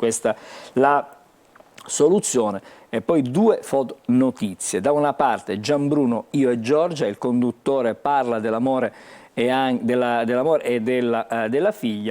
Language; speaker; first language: Italian; native; Italian